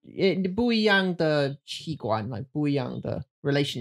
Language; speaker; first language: Chinese; non-native, learner; English